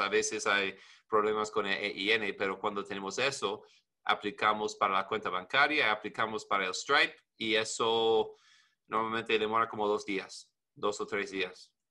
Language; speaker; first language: Spanish; non-native, learner; English